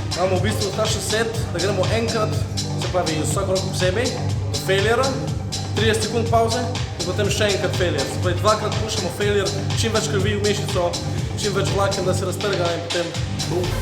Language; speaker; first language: Slovenian; native; Slovenian